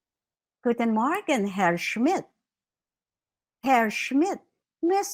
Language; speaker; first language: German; non-native, fluent; Filipino